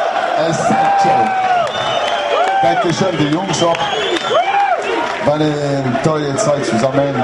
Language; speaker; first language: German; non-native, learner; French